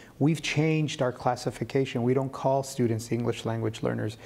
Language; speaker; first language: English; early bilingual, other home language; Spanish